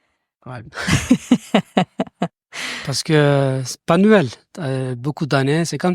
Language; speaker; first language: French; non-native, learner; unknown